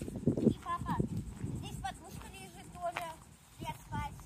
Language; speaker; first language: Russian; early bilingual, heritage; Russian